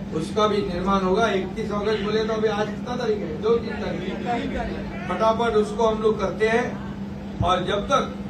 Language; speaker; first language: Hindi; non-native, local second language; Marathi